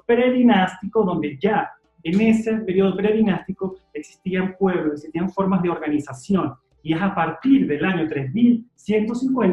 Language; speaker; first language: Spanish; native; Spanish